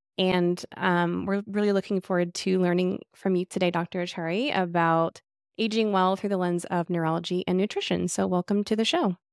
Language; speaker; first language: English; native; English